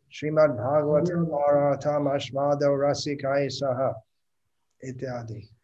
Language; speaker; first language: Hindi; non-native, local second language; Bangla